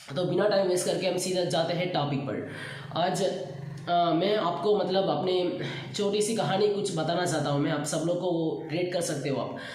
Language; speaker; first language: Hindi; non-native, local second language; Tamil